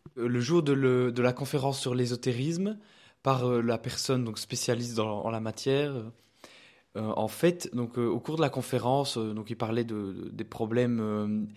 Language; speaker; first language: French; native; French